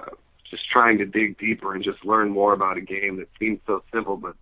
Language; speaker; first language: English; native; English